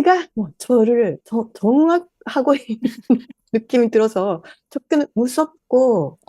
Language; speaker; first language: Korean; non-native, fluent; Japanese